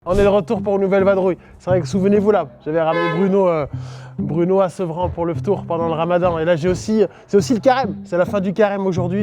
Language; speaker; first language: French; native; French